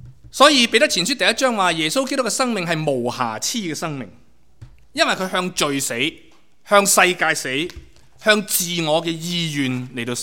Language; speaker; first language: Cantonese; native; Cantonese